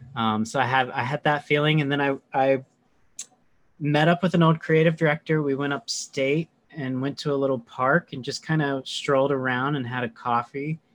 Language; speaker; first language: English; native; English